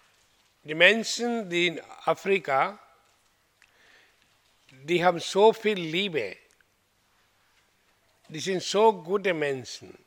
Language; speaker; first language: German; non-native, fluent; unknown